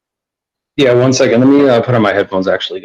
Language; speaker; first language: English; native; English